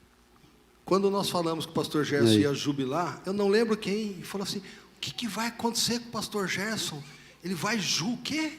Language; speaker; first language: Portuguese; native; Portuguese